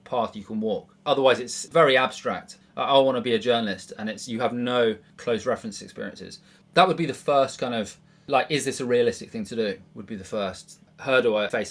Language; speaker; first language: English; native; English